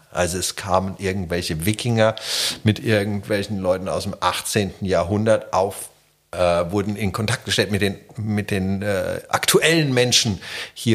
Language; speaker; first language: German; non-native, fluent; Czech